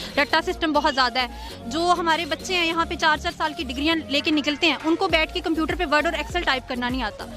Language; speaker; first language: Urdu; non-native, local second language; Punjabi